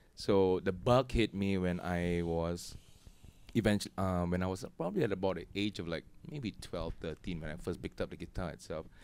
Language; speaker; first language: English; native; English